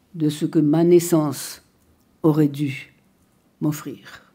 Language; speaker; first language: French; native; French